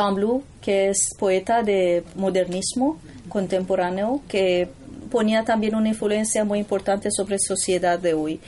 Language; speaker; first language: Spanish; non-native, learner; Persian